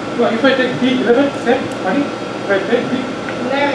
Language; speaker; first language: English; non-native, learner; Bangla